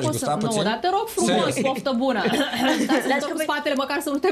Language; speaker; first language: Romanian; native; Romanian